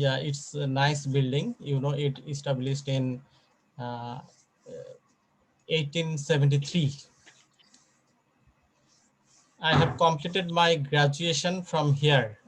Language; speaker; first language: English; non-native, fluent; Bangla